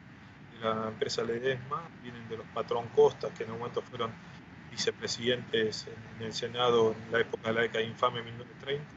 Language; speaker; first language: Spanish; native; Spanish